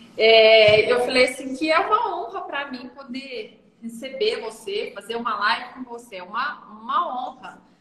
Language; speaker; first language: Portuguese; native; Portuguese